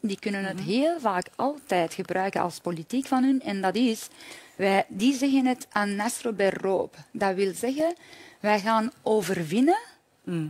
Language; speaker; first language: Dutch; non-native, fluent; Persian